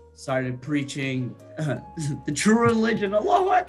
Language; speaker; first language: English; early bilingual, other home language; Arabic